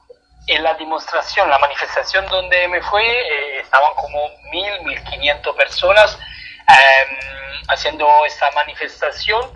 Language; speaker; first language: Spanish; non-native, fluent; Italian